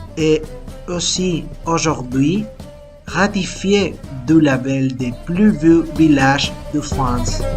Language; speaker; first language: French; non-native, learner; Spanish